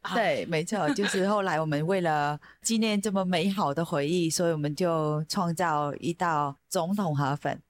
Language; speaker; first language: Chinese; non-native, fluent; Vietnamese